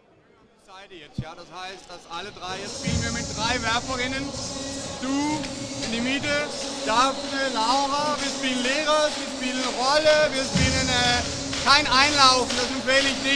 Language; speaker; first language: German; non-native, fluent; Danish